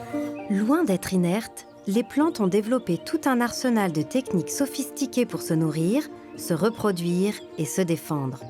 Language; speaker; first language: French; native; French